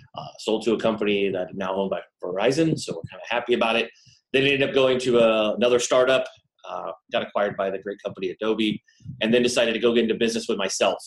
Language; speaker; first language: English; native; English